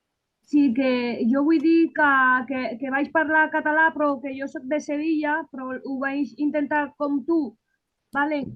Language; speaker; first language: Catalan; non-native, learner; Spanish